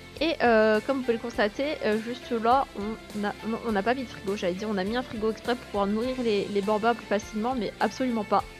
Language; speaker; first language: French; native; French